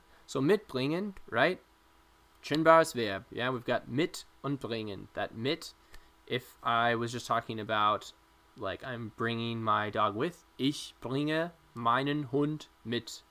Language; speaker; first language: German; non-native, fluent; English